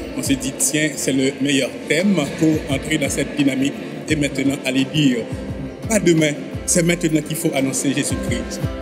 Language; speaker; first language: French; non-native, local second language; Haitian Creole